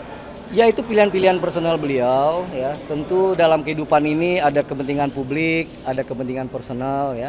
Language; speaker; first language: Indonesian; native; Indonesian